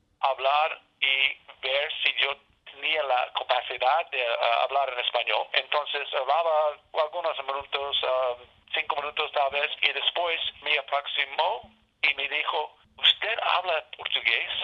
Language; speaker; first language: Spanish; non-native, learner; English